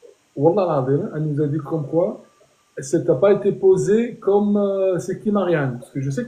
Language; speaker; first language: French; native; French